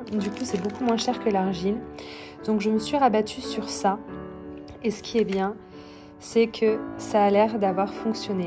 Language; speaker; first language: French; native; French